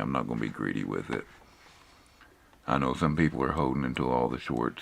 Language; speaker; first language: English; native; English